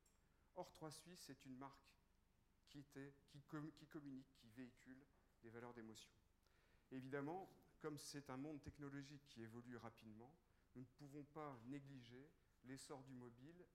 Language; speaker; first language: French; native; French